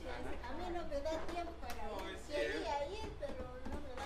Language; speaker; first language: Spanish; non-native, local second language; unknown